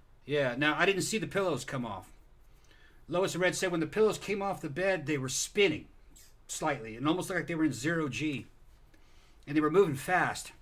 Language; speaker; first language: English; native; English